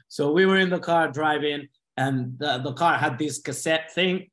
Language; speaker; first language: English; non-native, fluent; Spanish